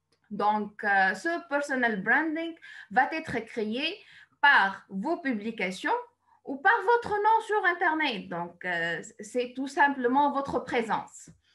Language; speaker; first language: French; non-native, local second language; Arabic